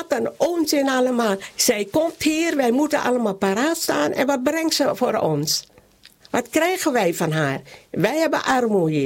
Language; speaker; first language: Dutch; non-native, local second language; Caribbean Hindustani